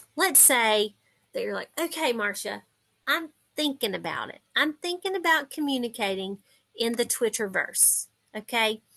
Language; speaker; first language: English; native; English